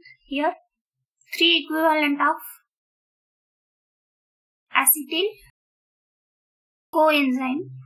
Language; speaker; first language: English; non-native, local second language; Marathi